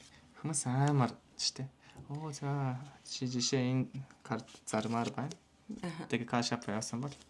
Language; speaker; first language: Mongolian; non-native, learner; Japanese